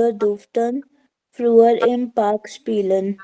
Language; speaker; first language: German; non-native, learner; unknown